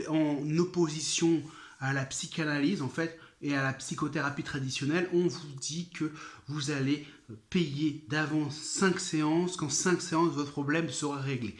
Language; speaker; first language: French; native; French